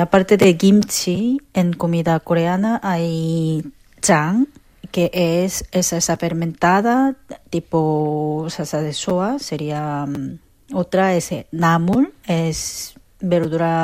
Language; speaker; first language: Spanish; non-native, fluent; Korean